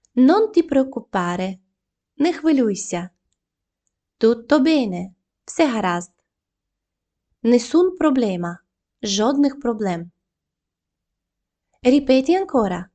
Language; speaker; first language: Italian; non-native, fluent; Ukrainian